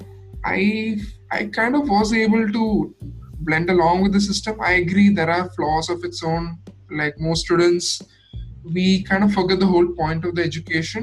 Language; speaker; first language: English; non-native, local second language; Malayalam